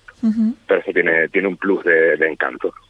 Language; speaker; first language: Spanish; native; Spanish